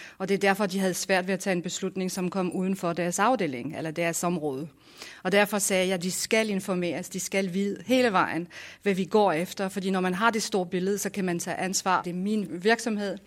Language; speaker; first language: Danish; non-native, fluent; French